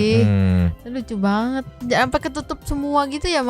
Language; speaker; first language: Indonesian; native; Indonesian